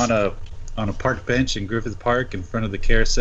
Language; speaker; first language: English; native; English